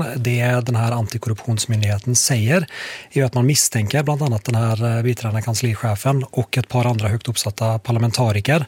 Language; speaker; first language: Swedish; native; Swedish